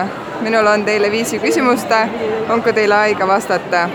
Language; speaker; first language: Finnish; non-native, learner; Estonian